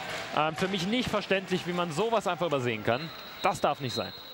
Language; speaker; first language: German; native; German